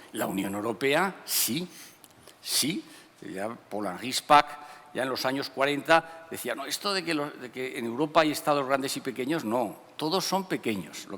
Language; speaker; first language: Spanish; native; Spanish